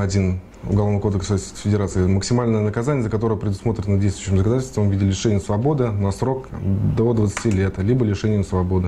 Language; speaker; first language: Russian; native; Russian